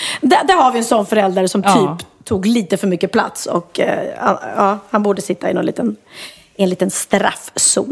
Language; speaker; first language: Swedish; native; Swedish